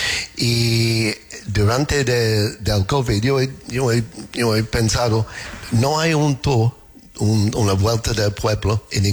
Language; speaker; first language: Spanish; non-native, learner; English